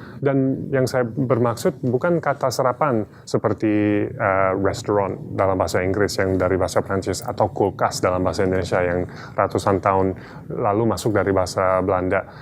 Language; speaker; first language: Indonesian; non-native, fluent; English